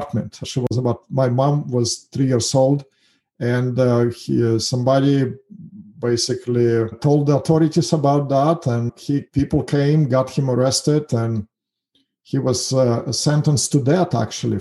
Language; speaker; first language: English; non-native, fluent; Russian